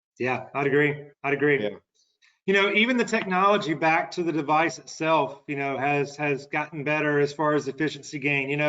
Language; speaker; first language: English; native; English